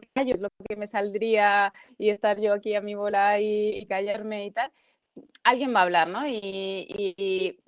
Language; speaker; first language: Spanish; early bilingual, other home language; Arabic